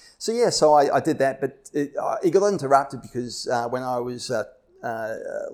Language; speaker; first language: English; native; English